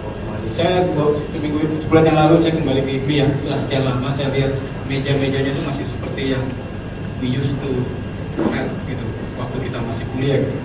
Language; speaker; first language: Indonesian; native; Indonesian